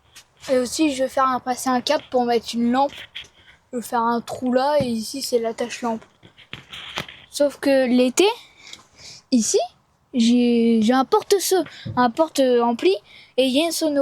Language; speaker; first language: French; native; French